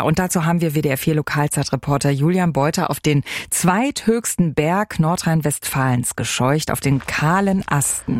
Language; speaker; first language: German; native; German